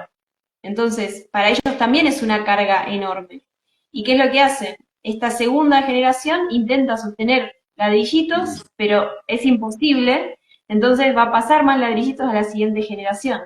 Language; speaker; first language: Spanish; native; Spanish